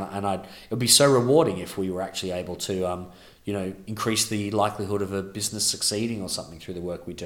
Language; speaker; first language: English; native; English